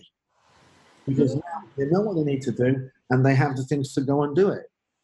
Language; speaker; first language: English; native; English